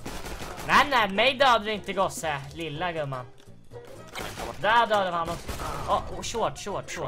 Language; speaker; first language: Swedish; native; Swedish